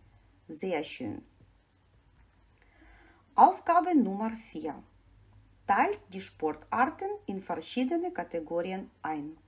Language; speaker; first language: German; non-native, fluent; Ukrainian